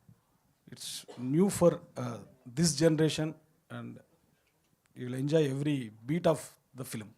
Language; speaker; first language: Telugu; native; Telugu